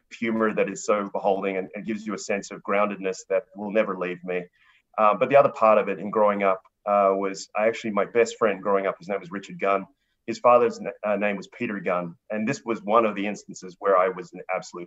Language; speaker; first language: English; native; English